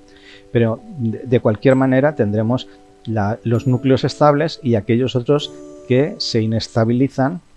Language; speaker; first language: Spanish; native; Spanish